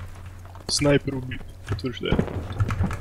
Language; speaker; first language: Russian; native; Russian